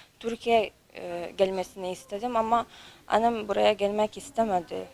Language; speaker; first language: Turkish; non-native, fluent; Ukrainian